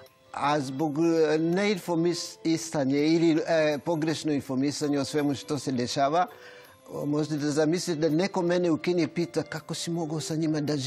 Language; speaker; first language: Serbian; non-native, fluent; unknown